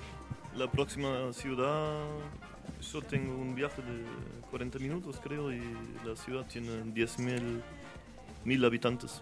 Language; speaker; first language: Spanish; non-native, fluent; French